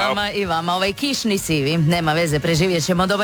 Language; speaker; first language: Serbian; native; Serbian